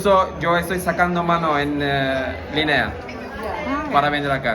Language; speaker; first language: Spanish; non-native, learner; Turkish